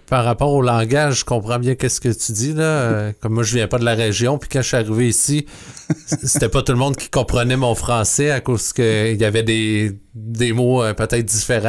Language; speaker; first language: French; native; French